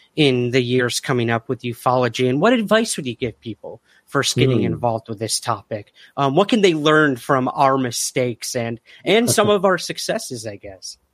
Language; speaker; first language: English; native; English